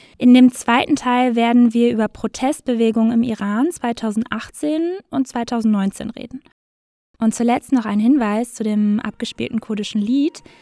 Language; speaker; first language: German; native; German